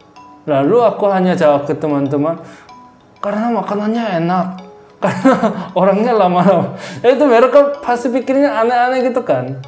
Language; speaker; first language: Indonesian; non-native, fluent; Korean